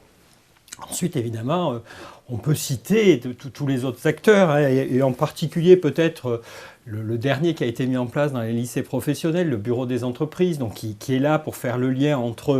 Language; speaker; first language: French; native; French